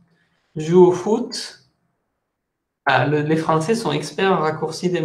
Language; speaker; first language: French; non-native, fluent; Spanish